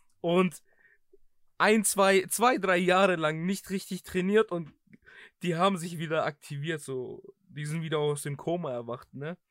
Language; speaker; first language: German; early bilingual, other home language; Greek